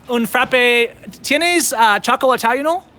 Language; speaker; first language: Spanish; non-native, learner; English